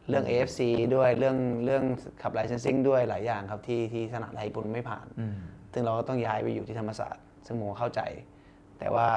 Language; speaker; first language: Thai; early bilingual, other home language; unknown